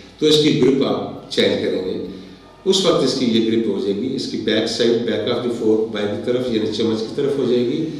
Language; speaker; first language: Urdu; non-native, local second language; Pahari-Potwari